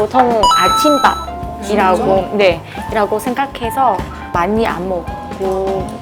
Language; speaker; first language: Korean; non-native, fluent; Vietnamese